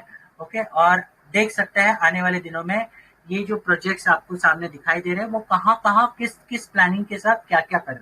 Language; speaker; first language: Hindi; non-native, local second language; Marathi